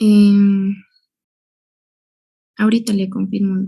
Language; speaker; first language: Spanish; native; Spanish